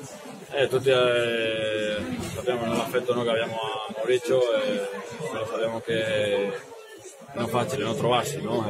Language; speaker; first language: Italian; non-native, fluent; Spanish